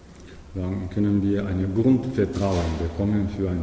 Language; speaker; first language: German; non-native, learner; Japanese